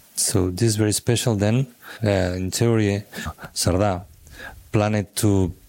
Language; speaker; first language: English; non-native, fluent; Catalan